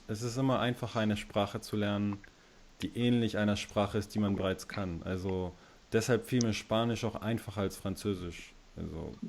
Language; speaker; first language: German; early bilingual, other home language; Russian